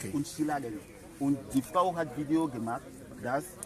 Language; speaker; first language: German; non-native, learner; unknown